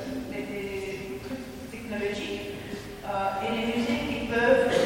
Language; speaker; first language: French; non-native, fluent; Russian